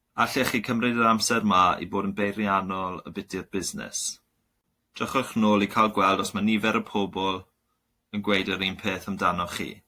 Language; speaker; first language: Welsh; non-native, local second language; English